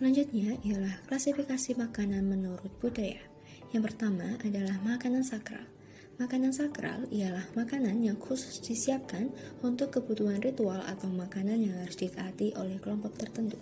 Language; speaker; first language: Indonesian; native; Indonesian